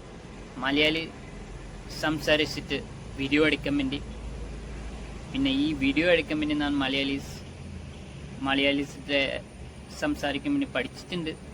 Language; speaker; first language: Malayalam; non-native, local second language; Assamese